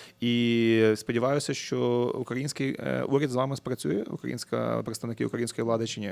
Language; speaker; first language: Ukrainian; native; Ukrainian